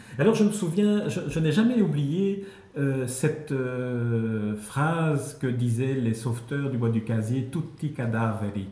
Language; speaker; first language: French; native; French